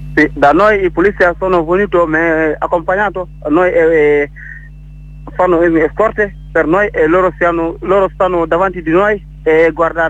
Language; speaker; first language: Italian; non-native, learner; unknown